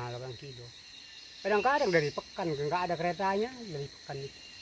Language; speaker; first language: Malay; non-native, local second language; Batak Toba